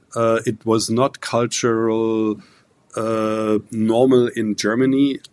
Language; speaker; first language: English; non-native, fluent; German